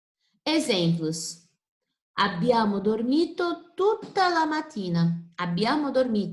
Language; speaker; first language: Italian; non-native, fluent; Portuguese